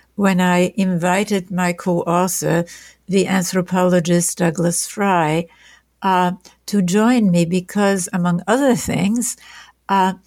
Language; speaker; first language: English; non-native, fluent; German